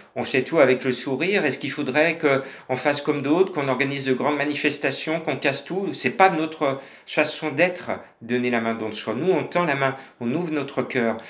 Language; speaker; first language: French; native; French